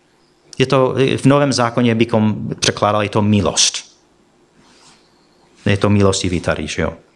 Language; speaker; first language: Czech; non-native, fluent; English